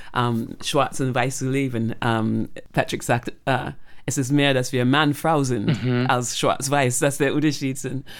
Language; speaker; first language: German; non-native, fluent; English